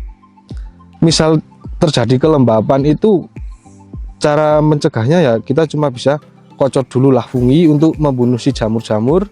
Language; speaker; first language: Indonesian; non-native, local second language; Javanese